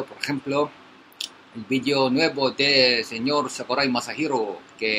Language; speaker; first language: Spanish; non-native, learner; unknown